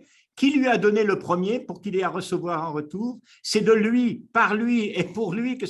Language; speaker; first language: French; native; French